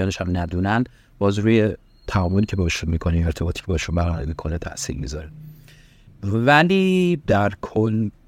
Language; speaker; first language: Persian; early bilingual, heritage; Persian